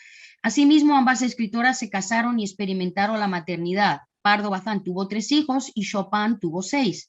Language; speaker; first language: Spanish; native; Spanish